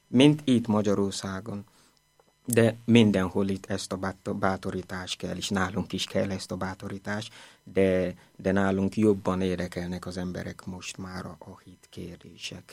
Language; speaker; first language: Hungarian; non-native, fluent; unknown